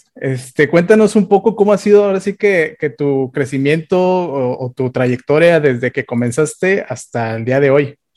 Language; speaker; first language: Spanish; native; Spanish